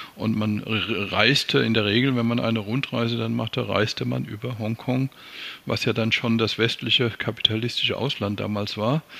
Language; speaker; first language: German; native; German